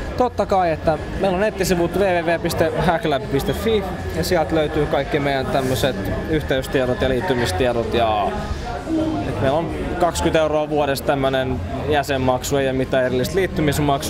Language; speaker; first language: Finnish; native; Finnish